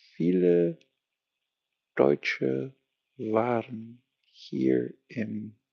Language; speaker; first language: German; non-native, learner; English